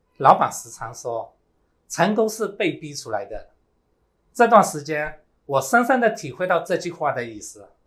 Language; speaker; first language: Chinese; early bilingual, heritage; Chinese